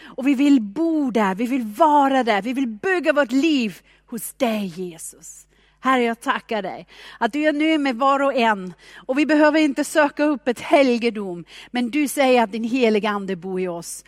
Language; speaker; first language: Swedish; non-native, fluent; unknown